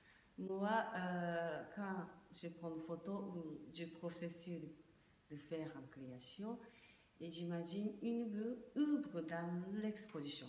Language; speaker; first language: French; non-native, learner; Japanese